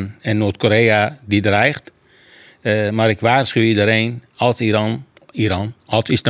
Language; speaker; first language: Dutch; non-native, fluent; Persian